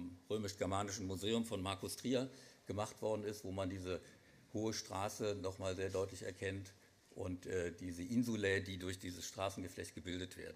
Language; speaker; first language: German; native; German